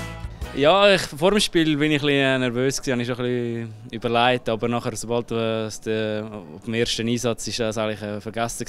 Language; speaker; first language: German; native; German